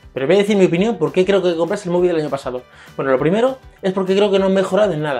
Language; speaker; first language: Spanish; native; Spanish